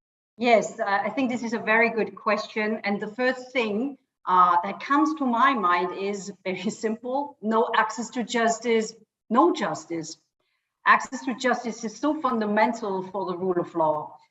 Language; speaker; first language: English; non-native, fluent; German